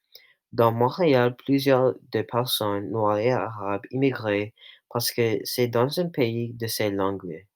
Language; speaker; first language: French; non-native, local second language; English